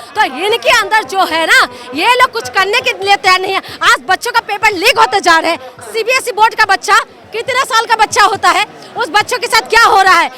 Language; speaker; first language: Hindi; non-native, local second language; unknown